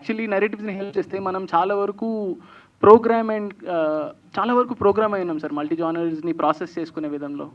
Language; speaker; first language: Telugu; native; Telugu